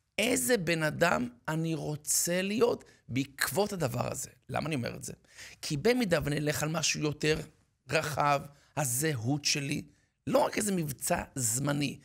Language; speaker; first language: Hebrew; native; Hebrew